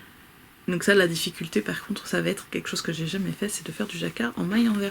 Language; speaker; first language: French; native; French